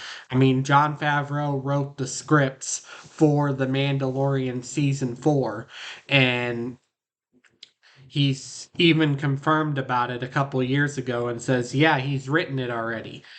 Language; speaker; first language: English; native; English